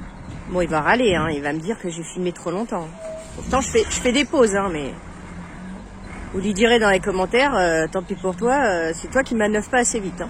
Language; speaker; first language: French; native; French